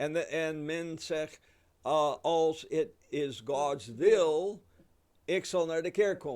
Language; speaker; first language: Dutch; non-native, fluent; English